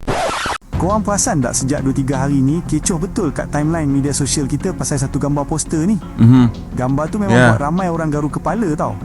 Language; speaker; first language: Malay; native; Malay